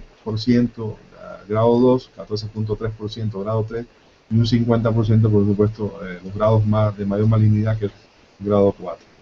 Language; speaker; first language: Spanish; native; Spanish